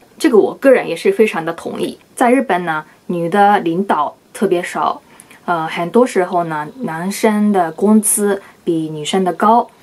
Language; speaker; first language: Chinese; non-native, fluent; Japanese